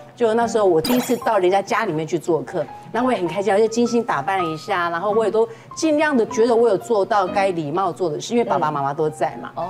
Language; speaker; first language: Chinese; native; Chinese